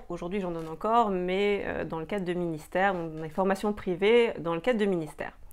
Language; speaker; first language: French; native; French